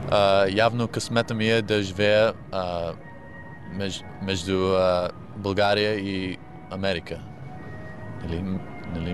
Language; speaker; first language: Bulgarian; early bilingual, heritage; English